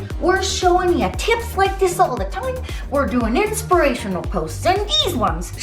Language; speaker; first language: English; native; English